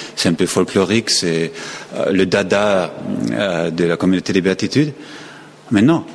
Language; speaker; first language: French; non-native, fluent; German